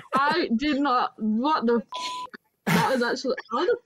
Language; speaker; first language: English; native; English